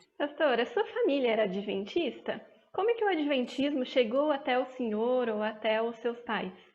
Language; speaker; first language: Portuguese; native; Portuguese